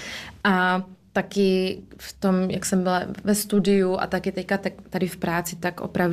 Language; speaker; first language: Czech; early bilingual, heritage; Czech